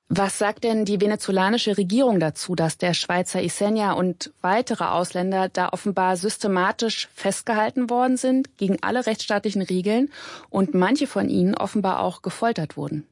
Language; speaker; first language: German; native; German